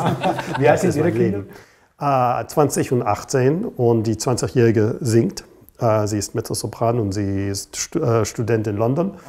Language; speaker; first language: German; non-native, fluent; English